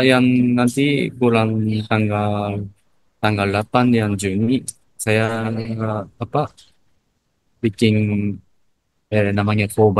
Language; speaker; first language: Indonesian; non-native, learner; Japanese